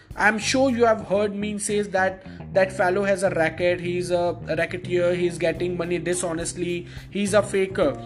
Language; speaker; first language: English; non-native, local second language; Hindi